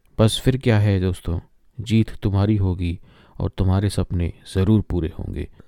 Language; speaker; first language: Hindi; native; Hindi